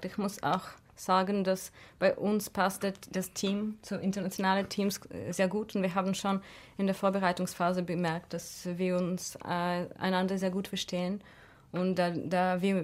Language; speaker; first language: German; non-native, fluent; Russian